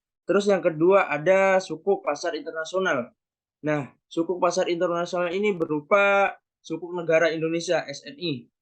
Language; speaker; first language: Indonesian; native; Indonesian